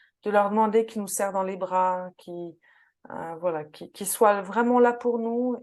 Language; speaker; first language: French; native; French